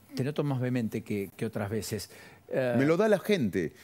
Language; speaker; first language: Spanish; native; Spanish